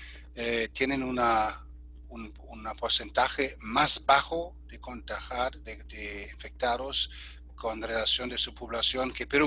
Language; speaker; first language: Spanish; non-native, fluent; German